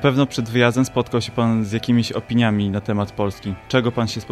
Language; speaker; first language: Polish; native; Polish